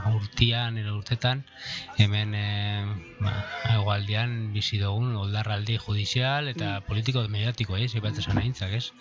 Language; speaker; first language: Basque; native; Basque